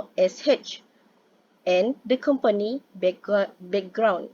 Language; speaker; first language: English; non-native, local second language; Malay